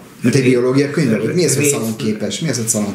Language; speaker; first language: Hungarian; native; Hungarian